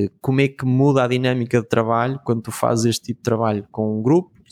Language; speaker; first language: Portuguese; native; Portuguese